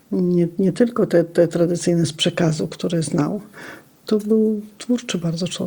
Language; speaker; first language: Polish; non-native, local second language; Lithuanian